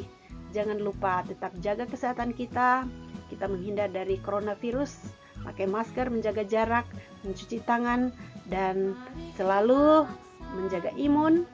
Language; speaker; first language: Indonesian; native; Indonesian